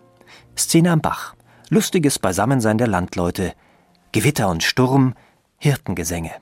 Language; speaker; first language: German; native; German